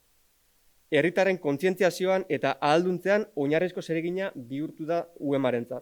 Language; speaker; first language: Basque; native; Basque